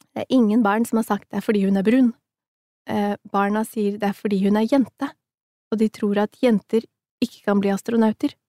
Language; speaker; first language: Norwegian; early bilingual, other home language; Somali